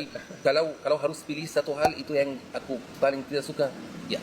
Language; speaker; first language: Indonesian; non-native, fluent; Arabic